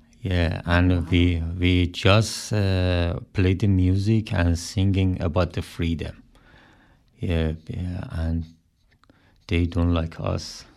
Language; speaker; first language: English; non-native, learner; Persian